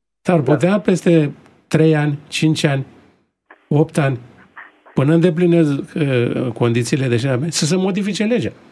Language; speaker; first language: Romanian; native; Romanian